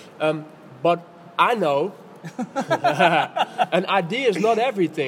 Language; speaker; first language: English; non-native, fluent; Dutch